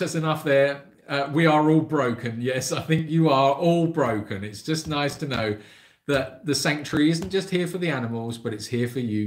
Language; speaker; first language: English; native; English